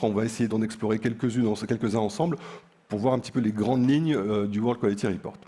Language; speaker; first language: French; native; French